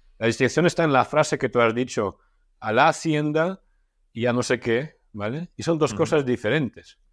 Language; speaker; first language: Spanish; non-native, fluent; Russian